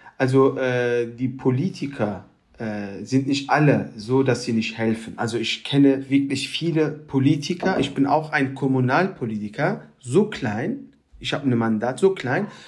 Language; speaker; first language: German; early bilingual, other home language; Turkish